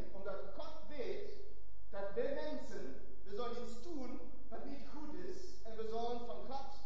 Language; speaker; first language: Dutch; non-native, fluent; German